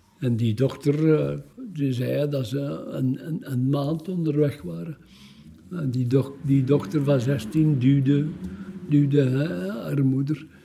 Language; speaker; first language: Dutch; native; Dutch